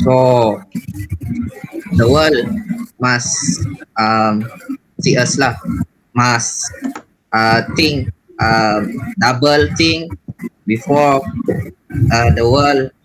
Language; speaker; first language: English; non-native, learner; Malay